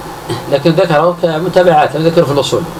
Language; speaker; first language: Arabic; native; Arabic